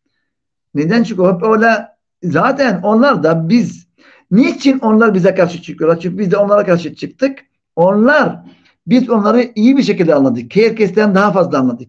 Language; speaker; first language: Turkish; non-native, fluent; Arabic